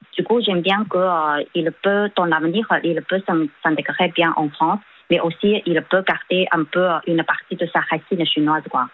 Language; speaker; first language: French; non-native, fluent; Chinese